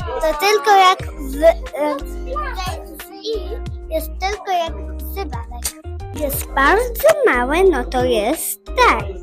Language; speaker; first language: Polish; early bilingual, heritage; Polish